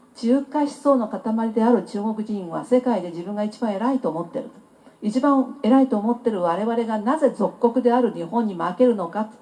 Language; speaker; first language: Japanese; non-native, fluent; Chinese